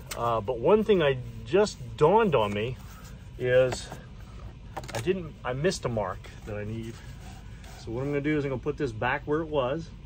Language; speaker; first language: English; native; English